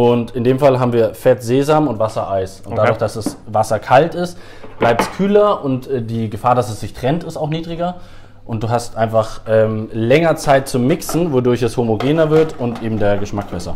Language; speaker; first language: German; native; German